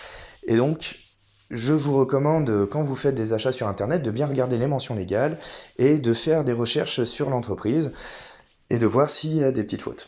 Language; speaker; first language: French; native; French